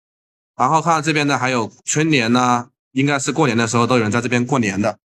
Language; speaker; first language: Chinese; native; Chinese